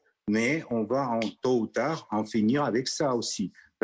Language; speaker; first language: French; non-native, fluent; Russian